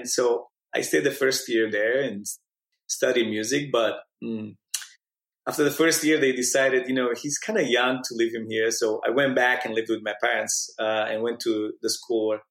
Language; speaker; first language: English; non-native, fluent; Romanian